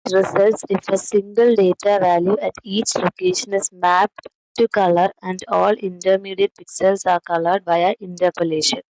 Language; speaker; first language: English; non-native, local second language; Malayalam